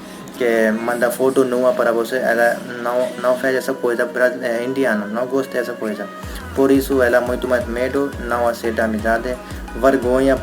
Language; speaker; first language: Portuguese; non-native, learner; Hindi